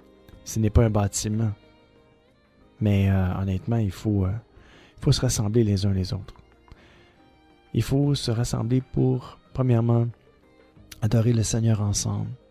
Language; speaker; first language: French; native; French